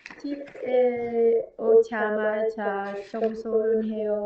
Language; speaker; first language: Korean; non-native, learner; Vietnamese